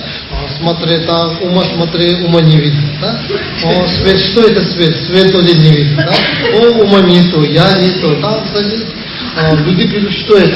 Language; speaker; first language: Russian; non-native, learner; Tibetan